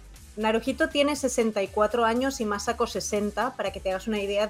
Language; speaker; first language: Spanish; native; Spanish